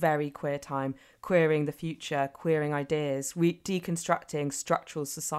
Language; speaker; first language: English; native; English